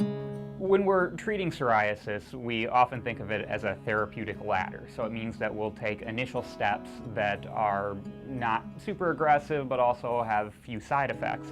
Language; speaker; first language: English; native; English